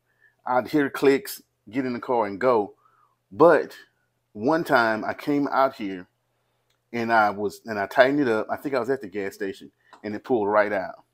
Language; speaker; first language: English; native; English